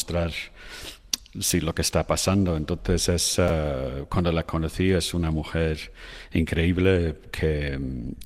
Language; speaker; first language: Spanish; non-native, fluent; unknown